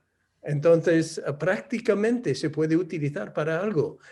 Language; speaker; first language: Spanish; non-native, fluent; English